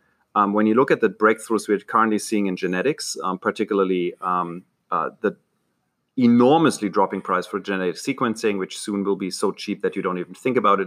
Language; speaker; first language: English; non-native, fluent; German